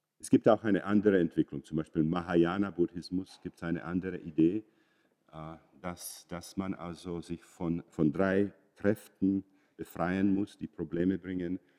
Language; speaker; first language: German; non-native, fluent; Czech